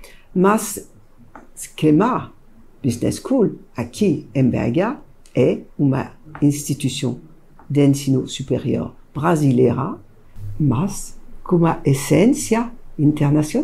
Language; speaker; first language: Portuguese; non-native, fluent; French